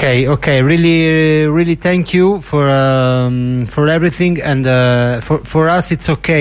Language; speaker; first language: English; non-native, learner; Italian